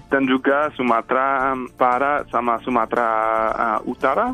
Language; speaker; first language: Indonesian; non-native, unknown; English